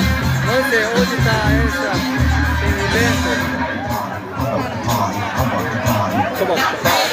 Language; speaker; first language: Portuguese; non-native, learner; Korean